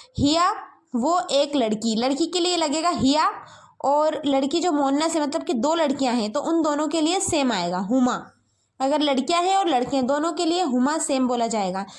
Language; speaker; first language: Urdu; native; Urdu